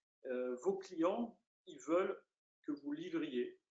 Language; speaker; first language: French; native; French